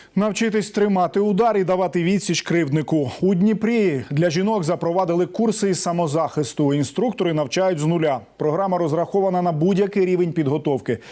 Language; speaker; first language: Ukrainian; native; Ukrainian